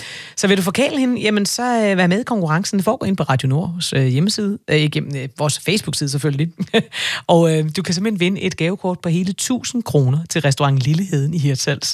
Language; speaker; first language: Danish; native; Danish